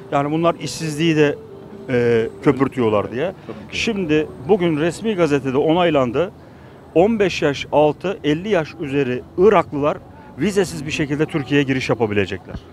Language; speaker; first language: Turkish; native; Turkish